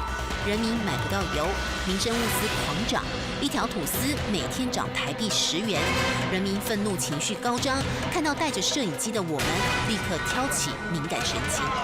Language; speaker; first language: Chinese; native; Chinese